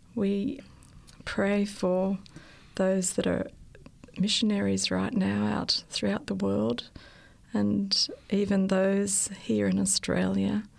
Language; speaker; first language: English; native; English